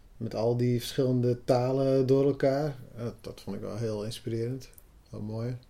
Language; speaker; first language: Dutch; non-native, local second language; Western Frisian